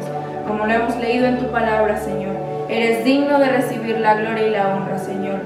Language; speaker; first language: Spanish; native; Spanish